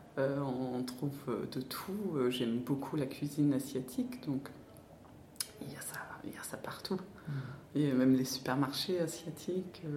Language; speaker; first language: French; non-native, fluent; Danish